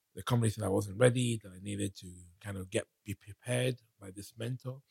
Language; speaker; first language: English; non-native, local second language; Yoruba